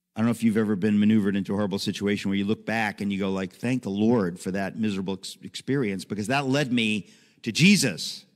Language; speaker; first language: English; native; English